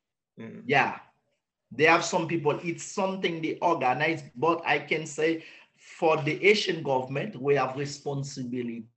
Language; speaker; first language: English; non-native, learner; Haitian Creole